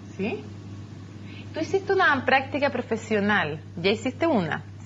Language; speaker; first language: Spanish; native; Spanish